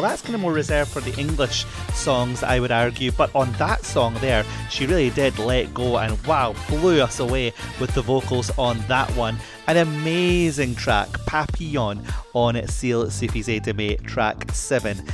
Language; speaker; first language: English; native; English